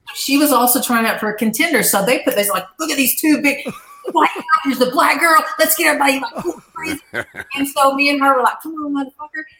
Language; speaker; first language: English; native; English